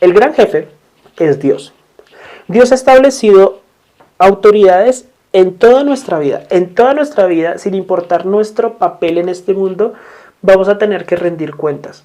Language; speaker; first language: Spanish; native; Spanish